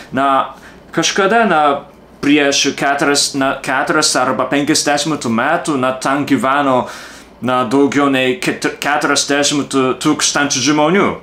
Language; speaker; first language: Lithuanian; non-native, learner; Japanese